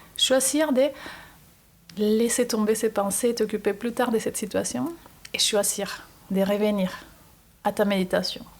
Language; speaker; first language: French; non-native, fluent; Spanish